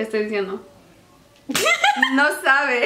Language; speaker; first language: Spanish; non-native, learner; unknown